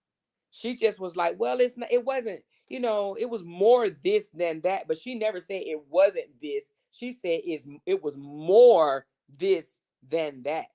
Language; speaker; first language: English; native; English